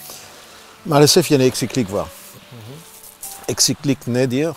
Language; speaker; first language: Turkish; non-native, learner; French